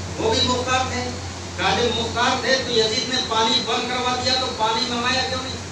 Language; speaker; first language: Urdu; non-native, local second language; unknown